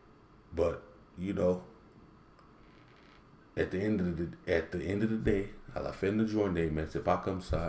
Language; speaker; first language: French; non-native, learner; English